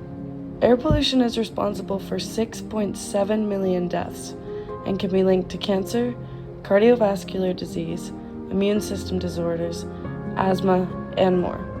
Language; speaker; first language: English; native; English